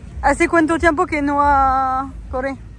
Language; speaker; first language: Spanish; non-native, fluent; French